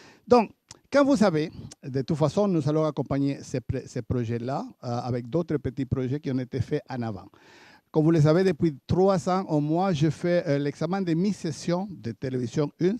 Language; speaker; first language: French; native; French